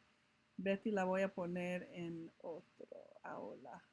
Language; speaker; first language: Spanish; non-native, fluent; English